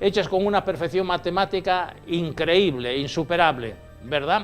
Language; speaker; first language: Spanish; native; Spanish